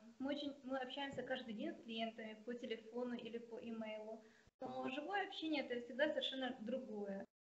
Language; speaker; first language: Russian; non-native, local second language; Ukrainian